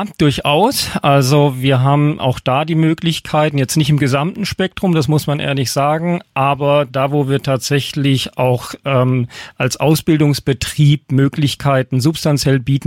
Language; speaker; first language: German; native; German